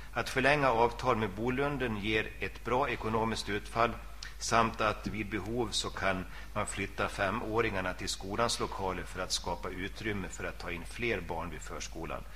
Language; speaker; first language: Swedish; native; Swedish